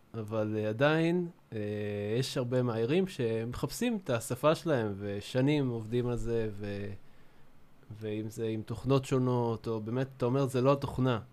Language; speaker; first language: Hebrew; native; Hebrew